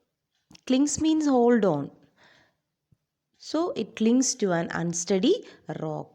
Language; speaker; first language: English; non-native, local second language; Malayalam